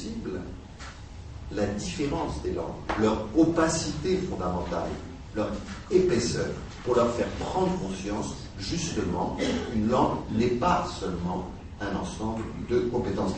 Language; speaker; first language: French; native; French